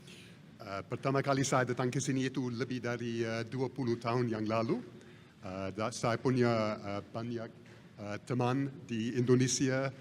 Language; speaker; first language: Indonesian; non-native, fluent; English